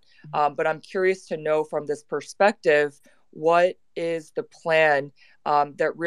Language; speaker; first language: English; native; English